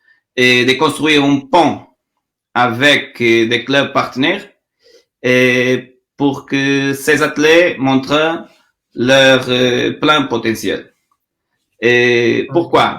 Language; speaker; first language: French; non-native, learner; Portuguese